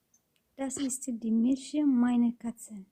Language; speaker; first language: German; non-native, learner; Amharic